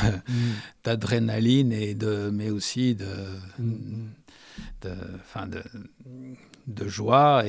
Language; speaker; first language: French; early bilingual, heritage; French